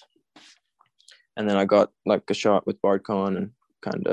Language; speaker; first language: English; native; English